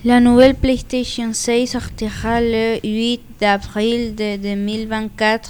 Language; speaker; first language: French; non-native, learner; Spanish